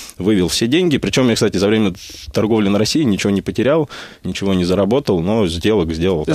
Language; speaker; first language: Russian; native; Russian